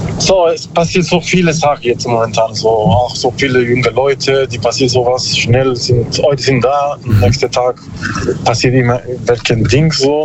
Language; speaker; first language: German; non-native, learner; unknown